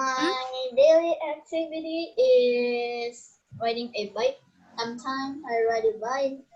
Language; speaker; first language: English; non-native, learner; Indonesian